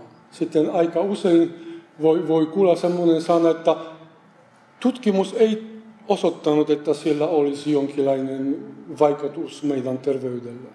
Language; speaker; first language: Finnish; non-native, fluent; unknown